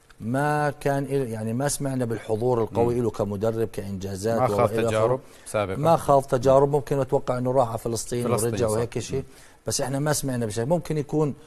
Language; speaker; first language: Arabic; native; Arabic